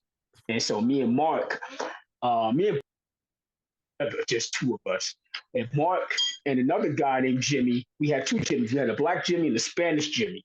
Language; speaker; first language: English; native; English